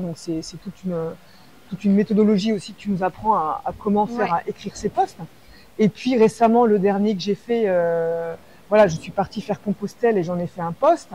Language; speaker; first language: French; native; French